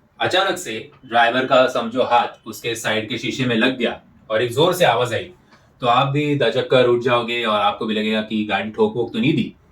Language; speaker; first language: Hindi; non-native, local second language; Marathi